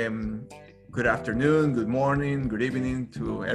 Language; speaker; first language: English; non-native, fluent; Spanish